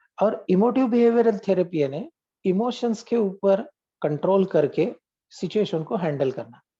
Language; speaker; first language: Hindi; non-native, local second language; Marathi